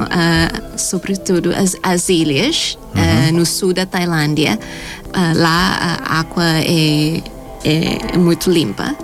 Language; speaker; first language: Portuguese; non-native, fluent; Thai